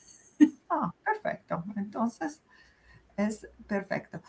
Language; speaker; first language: Spanish; non-native, fluent; Italian